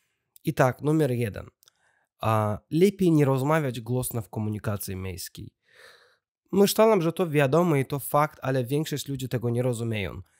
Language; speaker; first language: Polish; non-native, learner; Russian